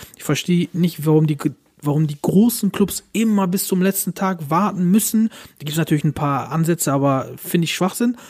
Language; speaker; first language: German; early bilingual, other home language; Turkish